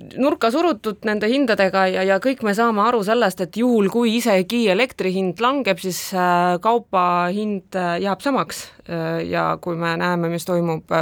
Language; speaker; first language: Estonian; non-native, local second language; Russian